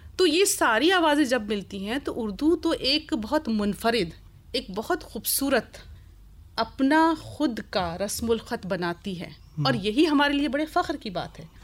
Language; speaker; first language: Urdu; native; Urdu